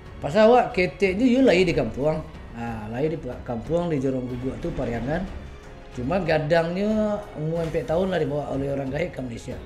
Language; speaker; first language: Malay; early bilingual, other home language; Minangkabau